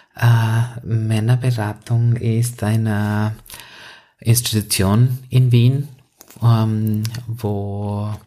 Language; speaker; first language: German; non-native, fluent; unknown